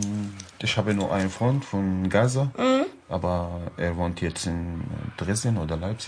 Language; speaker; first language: German; non-native, learner; Arabic